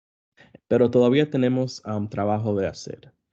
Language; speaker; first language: Spanish; early bilingual, other home language; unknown